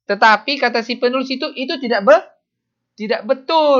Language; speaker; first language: Indonesian; native; Indonesian